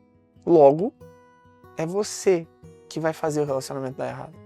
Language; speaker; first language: Portuguese; native; Portuguese